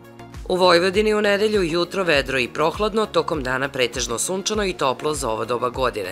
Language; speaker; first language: Serbian; native; Serbian